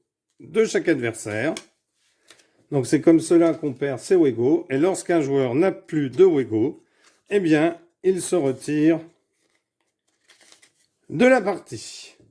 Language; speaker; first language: French; native; French